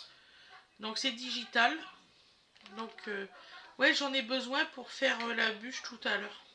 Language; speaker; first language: French; native; French